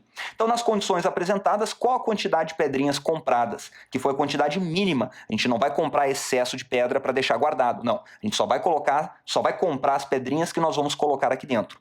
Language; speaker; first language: Portuguese; native; Portuguese